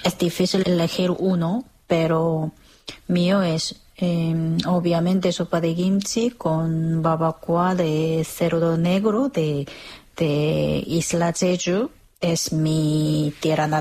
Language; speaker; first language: Spanish; non-native, fluent; Korean